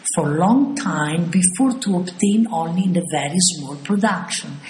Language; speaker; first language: English; non-native, fluent; Italian